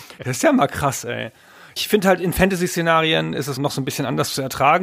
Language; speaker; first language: German; native; German